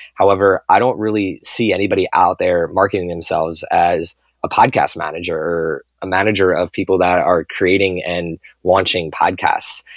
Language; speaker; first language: English; native; English